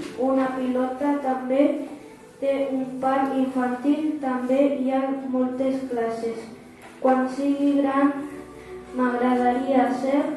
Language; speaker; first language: Catalan; non-native, local second language; Spanish